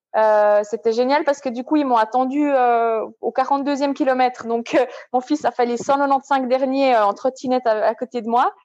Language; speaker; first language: French; native; French